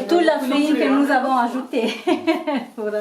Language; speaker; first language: French; non-native, learner; Italian